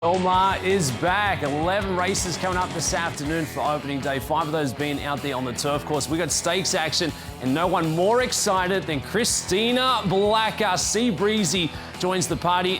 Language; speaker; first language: English; native; English